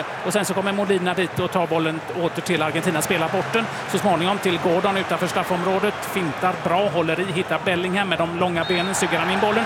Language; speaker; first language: Swedish; native; Swedish